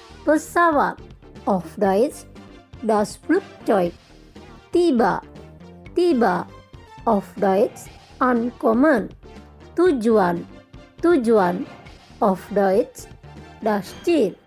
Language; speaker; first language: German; non-native, fluent; Indonesian